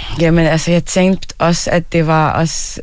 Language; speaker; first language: Danish; early bilingual, other home language; Arabic